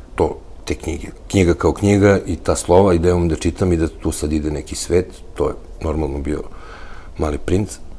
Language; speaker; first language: Serbian; native; Serbian